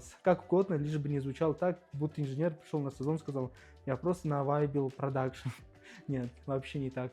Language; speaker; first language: Russian; native; Russian